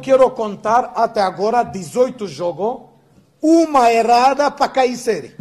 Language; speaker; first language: Portuguese; non-native, learner; Romanian